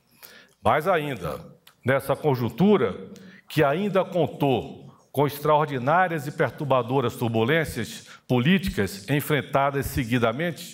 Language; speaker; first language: Portuguese; native; Portuguese